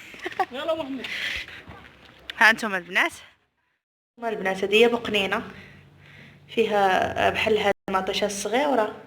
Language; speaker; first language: Arabic; native; Arabic